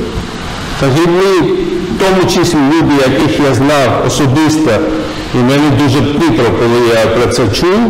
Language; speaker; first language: Ukrainian; non-native, fluent; Georgian